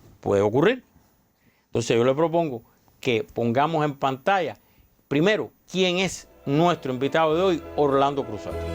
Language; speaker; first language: Spanish; native; Spanish